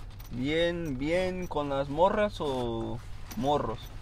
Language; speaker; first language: Spanish; early bilingual, heritage; Spanish